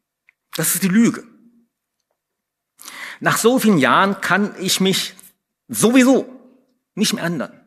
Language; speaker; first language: German; non-native, fluent; Chinese